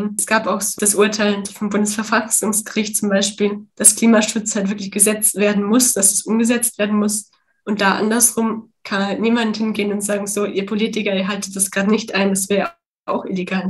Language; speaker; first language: German; native; German